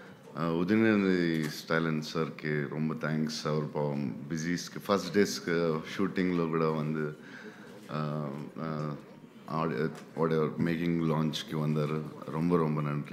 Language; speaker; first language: Tamil; non-native, learner; Telugu